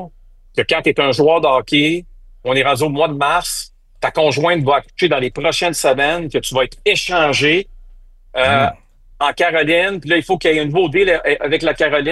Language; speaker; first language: French; native; French